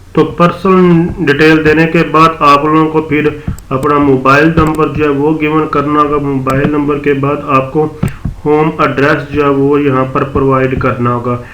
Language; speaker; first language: Urdu; non-native, local second language; Punjabi